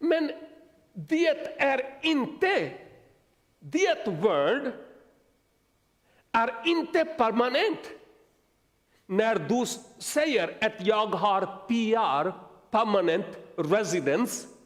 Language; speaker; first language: Swedish; non-native, learner; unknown